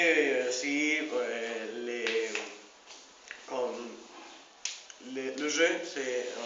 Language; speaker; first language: French; non-native, learner; Spanish